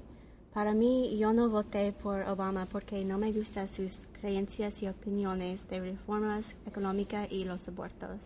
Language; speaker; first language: Spanish; non-native, learner; English